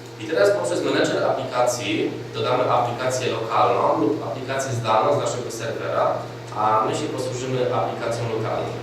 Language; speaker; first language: Polish; native; Polish